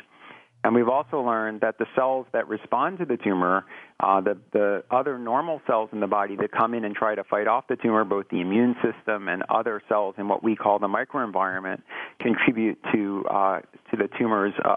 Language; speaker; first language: English; native; English